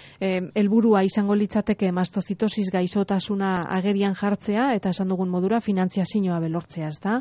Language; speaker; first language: Basque; native; Basque